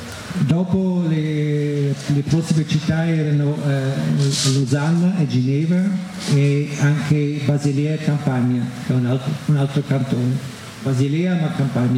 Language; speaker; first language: Italian; non-native, fluent; German